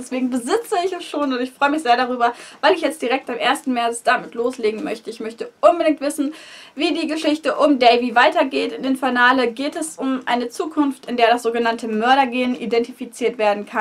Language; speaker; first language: German; native; German